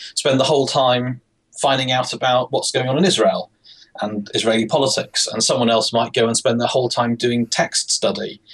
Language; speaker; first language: English; native; English